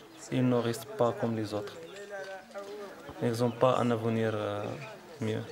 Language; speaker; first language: French; non-native, learner; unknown